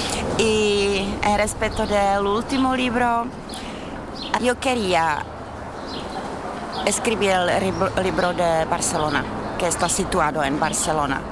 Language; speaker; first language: Spanish; non-native, fluent; Czech